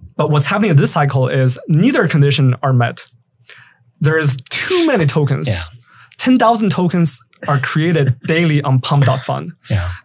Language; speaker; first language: English; native; English